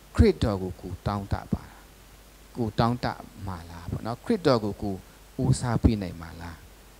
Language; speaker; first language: Burmese; non-native, local second language; Tedim Chin